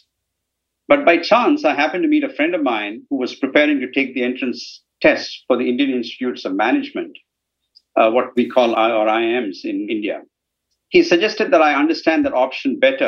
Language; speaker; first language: English; non-native, local second language; Tamil